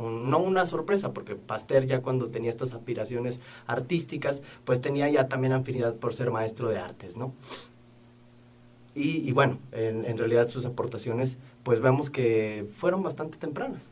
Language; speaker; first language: Spanish; native; Spanish